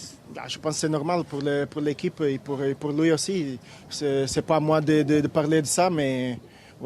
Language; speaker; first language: French; non-native, fluent; Portuguese